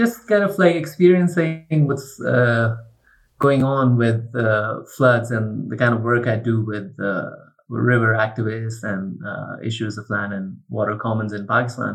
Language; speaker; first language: English; non-native, local second language; Urdu